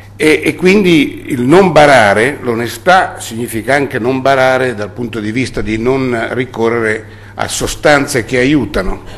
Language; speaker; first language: Italian; native; Italian